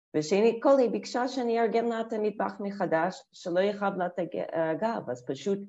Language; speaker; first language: Hebrew; non-native, fluent; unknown